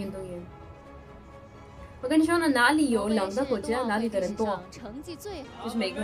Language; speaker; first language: Chinese; non-native, fluent; Urdu